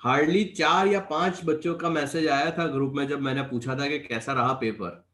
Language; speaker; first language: Hindi; non-native, local second language; Gujarati